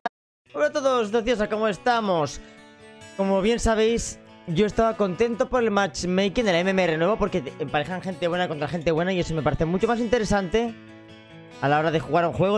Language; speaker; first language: Spanish; native; Spanish